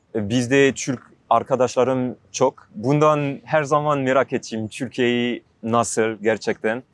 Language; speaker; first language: Turkish; non-native, learner; French